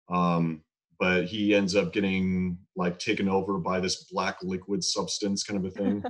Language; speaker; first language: English; native; English